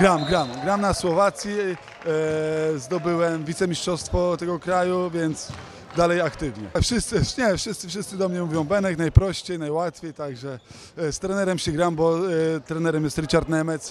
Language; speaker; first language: Polish; native; Polish